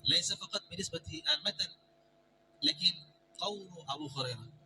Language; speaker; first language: Arabic; non-native, fluent; Indonesian